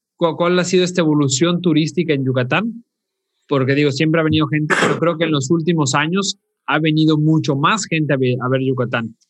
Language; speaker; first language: Spanish; native; Spanish